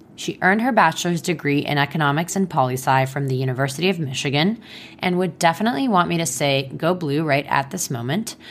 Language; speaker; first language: English; non-native, fluent; Hebrew